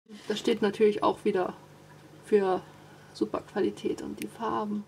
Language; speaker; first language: German; native; German